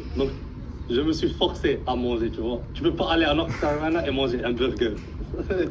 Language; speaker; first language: French; early bilingual, heritage; Arabic